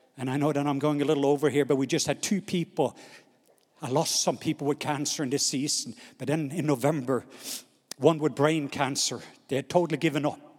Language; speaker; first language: English; non-native, fluent; Norwegian